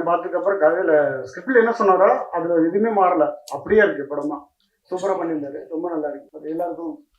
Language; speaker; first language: Tamil; native; Tamil